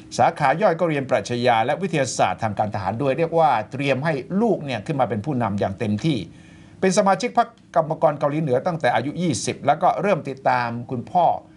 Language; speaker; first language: Thai; native; Thai